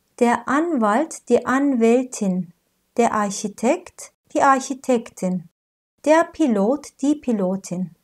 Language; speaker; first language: German; non-native, fluent; Turkish